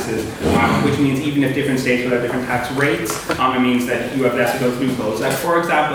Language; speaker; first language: English; native; English